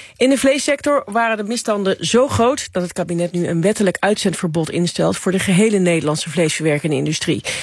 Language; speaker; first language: Dutch; native; Dutch